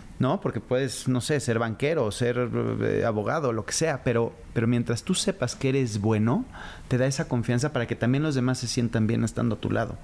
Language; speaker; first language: Spanish; native; Spanish